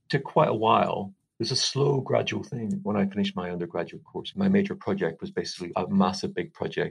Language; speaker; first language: English; native; English